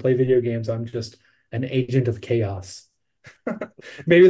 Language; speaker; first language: English; native; English